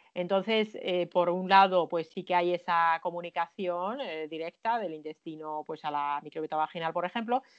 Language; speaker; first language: Spanish; non-native, fluent; Finnish